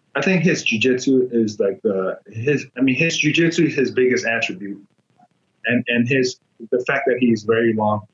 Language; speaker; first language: English; non-native, fluent; Burmese